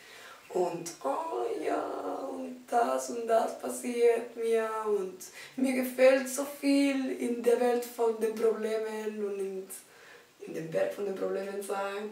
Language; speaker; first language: German; non-native, learner; Spanish